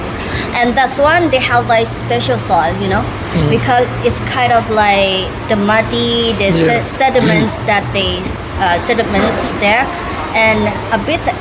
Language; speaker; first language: English; non-native, learner; Thai